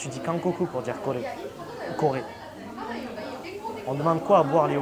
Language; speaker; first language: French; native; French